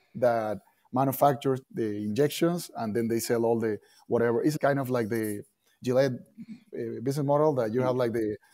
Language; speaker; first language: English; non-native, fluent; Spanish